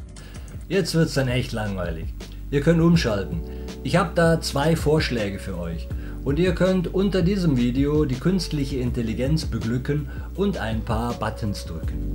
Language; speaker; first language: German; native; German